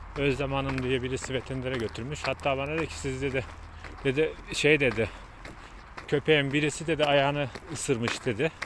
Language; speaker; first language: Turkish; native; Turkish